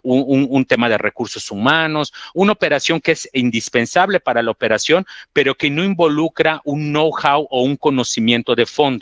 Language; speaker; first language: Spanish; native; Spanish